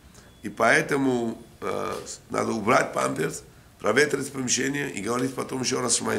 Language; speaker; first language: Russian; native; Russian